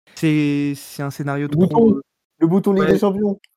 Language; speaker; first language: French; native; French